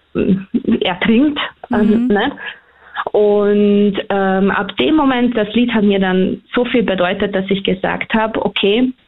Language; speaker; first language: German; early bilingual, other home language; Hungarian